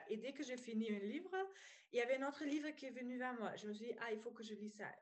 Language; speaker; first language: French; non-native, fluent; German